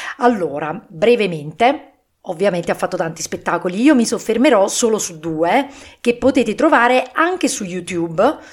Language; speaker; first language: Italian; native; Italian